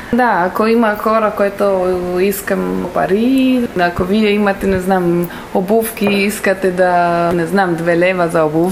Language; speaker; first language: Bulgarian; non-native, learner; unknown